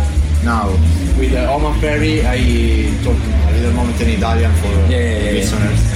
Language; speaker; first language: English; non-native, learner; Italian